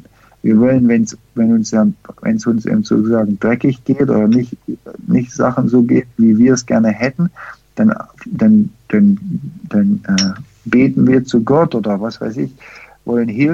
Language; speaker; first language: German; early bilingual, heritage; German